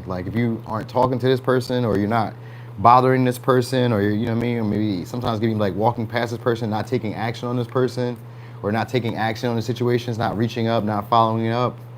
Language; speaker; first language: English; native; English